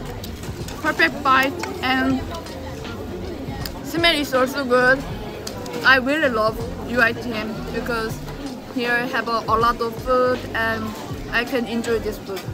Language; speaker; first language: English; non-native, learner; Korean